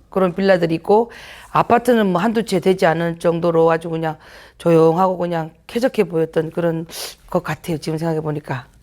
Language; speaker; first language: Korean; native; Korean